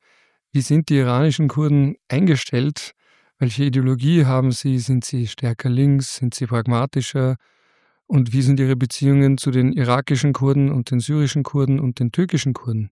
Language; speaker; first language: German; native; German